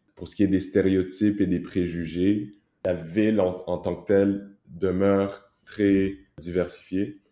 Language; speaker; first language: French; early bilingual, other home language; Kinyarwanda